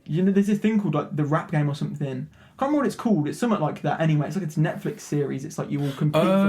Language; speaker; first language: English; native; English